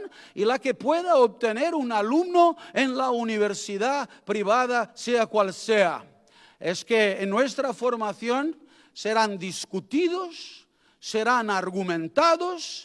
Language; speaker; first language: Spanish; non-native, fluent; Portuguese